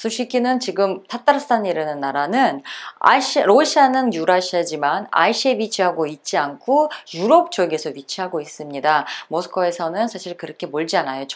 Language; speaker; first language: Korean; non-native, fluent; Uzbek